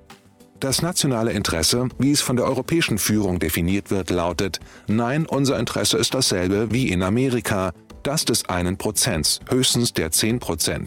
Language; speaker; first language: German; native; German